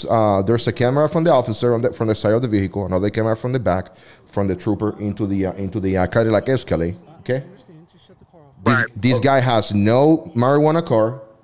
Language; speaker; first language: English; non-native, fluent; Spanish